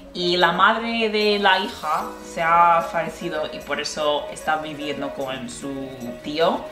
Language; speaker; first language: Spanish; non-native, fluent; English